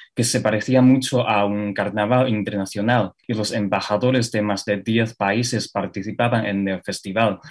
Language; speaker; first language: Spanish; non-native, fluent; Chinese